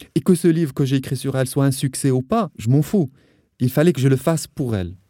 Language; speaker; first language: French; non-native, local second language; Arabic